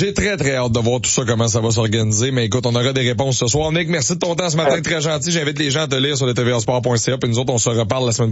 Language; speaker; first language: French; native; French